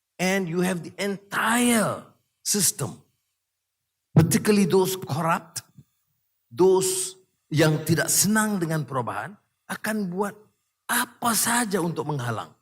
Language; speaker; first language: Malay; native; Malay